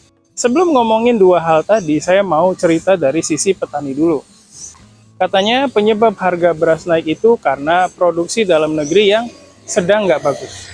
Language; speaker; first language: Indonesian; native; Indonesian